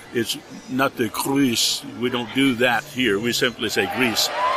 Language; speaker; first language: English; early bilingual, other home language; German